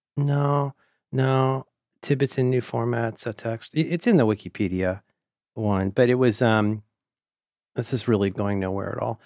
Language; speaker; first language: English; native; English